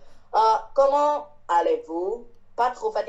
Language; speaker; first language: French; non-native, learner; Chinese